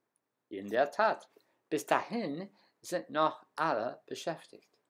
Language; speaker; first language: German; non-native, fluent; English